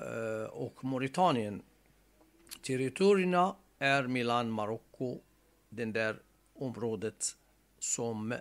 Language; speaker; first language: Swedish; non-native, fluent; Arabic